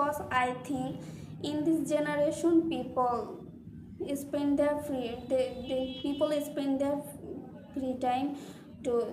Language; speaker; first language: English; non-native, learner; Bangla